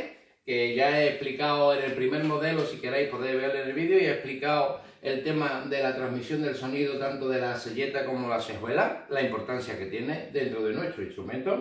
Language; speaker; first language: Spanish; native; Spanish